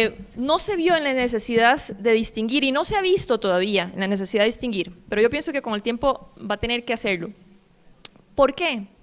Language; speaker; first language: Spanish; native; Spanish